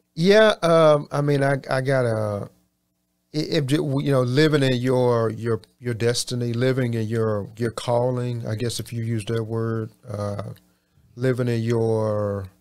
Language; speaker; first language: English; native; English